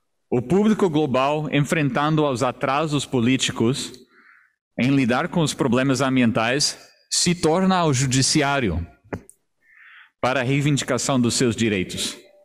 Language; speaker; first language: Portuguese; non-native, fluent; English